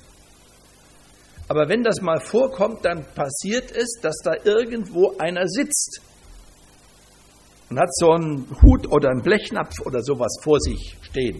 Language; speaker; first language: German; native; German